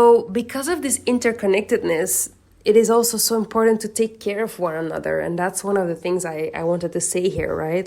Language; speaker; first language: English; non-native, fluent; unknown